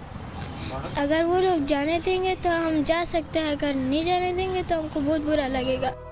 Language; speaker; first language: Hindi; early bilingual, other home language; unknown